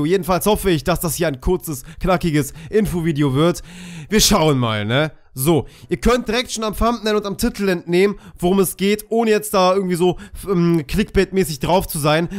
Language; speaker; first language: German; native; German